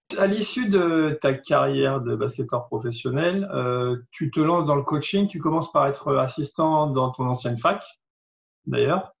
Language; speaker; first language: French; native; French